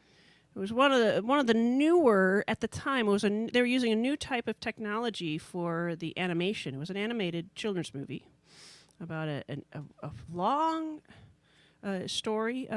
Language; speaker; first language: English; native; English